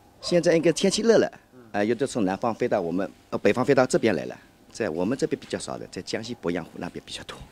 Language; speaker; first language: Chinese; native; Chinese